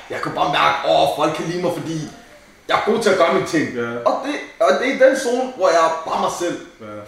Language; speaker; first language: Danish; early bilingual, other home language; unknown